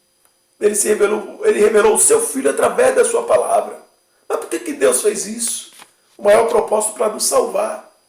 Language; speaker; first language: Portuguese; native; Portuguese